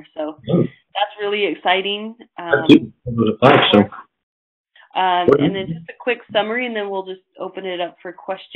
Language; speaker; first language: English; native; English